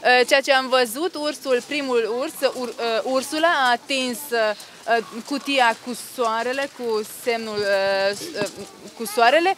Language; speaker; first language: Romanian; non-native, local second language; Hungarian